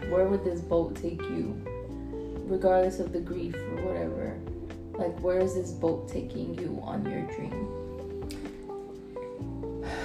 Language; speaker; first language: English; native; English